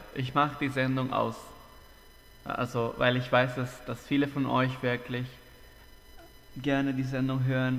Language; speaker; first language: German; non-native, fluent; Spanish